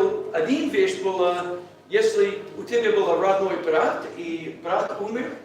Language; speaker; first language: Russian; non-native, learner; English